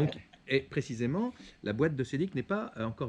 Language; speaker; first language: French; native; French